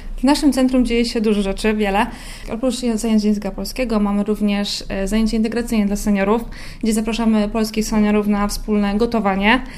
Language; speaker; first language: Polish; native; Polish